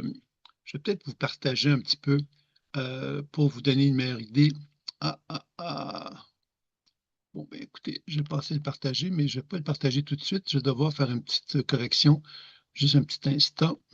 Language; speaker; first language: French; native; French